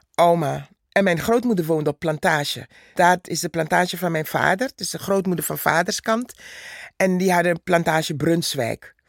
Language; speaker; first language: Dutch; native; Dutch